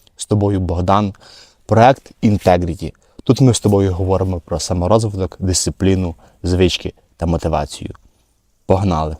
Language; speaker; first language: Ukrainian; non-native, local second language; Russian